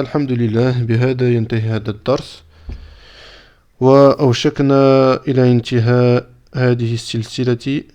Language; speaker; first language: Arabic; non-native, fluent; French